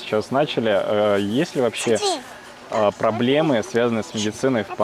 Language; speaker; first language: Russian; native; Russian